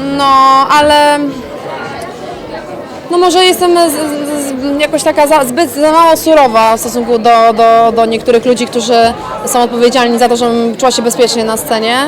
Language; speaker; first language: Polish; native; Polish